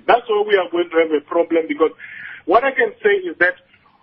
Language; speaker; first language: English; non-native, local second language; Northern Sotho